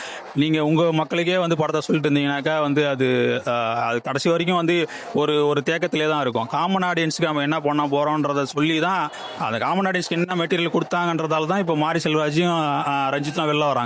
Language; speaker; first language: Tamil; native; Tamil